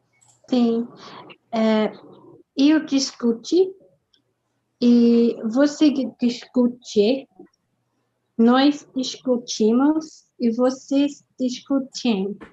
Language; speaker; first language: Portuguese; non-native, learner; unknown